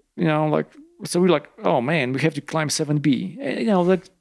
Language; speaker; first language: English; non-native, fluent; Polish